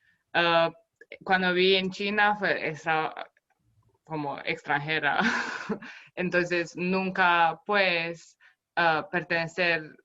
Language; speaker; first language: Spanish; non-native, fluent; Romanian